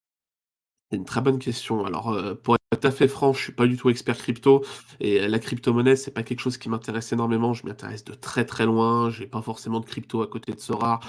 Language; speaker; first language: French; native; French